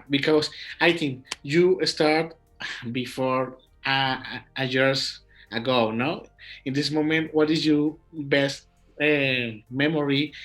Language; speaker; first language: English; non-native, learner; Spanish